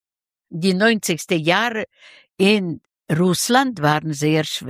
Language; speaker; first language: German; non-native, learner; Russian